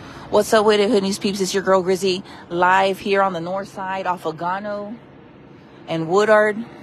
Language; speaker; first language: English; early bilingual, other home language; Spanish